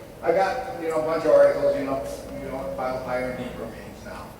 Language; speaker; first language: English; native; English